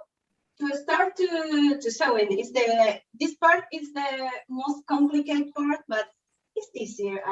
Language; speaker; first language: English; non-native, learner; Spanish